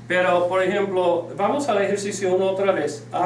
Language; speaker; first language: Spanish; non-native, fluent; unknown